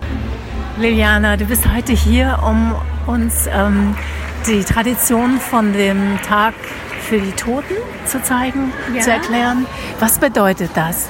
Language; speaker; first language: German; native; German